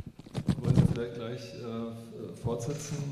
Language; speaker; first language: German; native; German